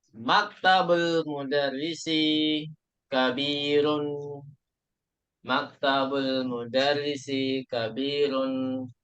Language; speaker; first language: Arabic; non-native, fluent; Indonesian